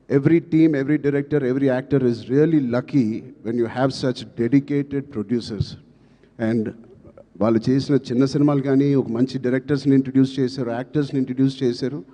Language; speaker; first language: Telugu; native; Telugu